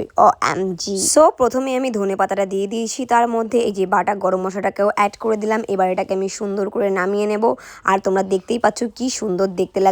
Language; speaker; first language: Bangla; native; Bangla